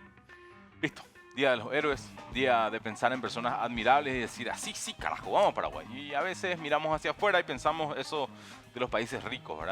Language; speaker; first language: Spanish; native; Spanish